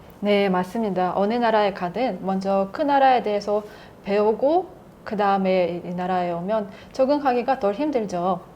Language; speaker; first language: Korean; non-native, fluent; Russian